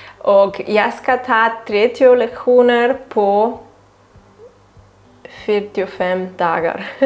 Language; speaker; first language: Swedish; non-native, learner; Catalan